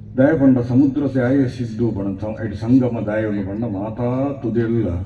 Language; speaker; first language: Kannada; non-native, local second language; Tulu